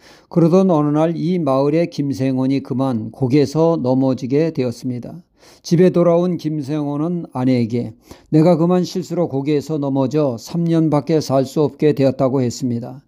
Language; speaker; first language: Korean; native; Korean